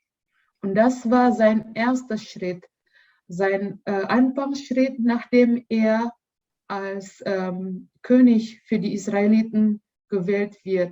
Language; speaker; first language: German; non-native, learner; Indonesian